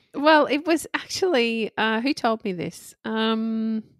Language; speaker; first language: English; native; English